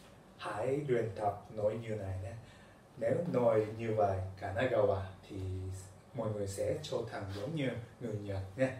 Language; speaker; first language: Vietnamese; non-native, learner; Japanese